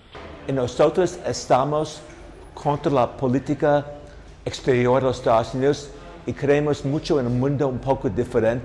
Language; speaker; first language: Spanish; non-native, fluent; English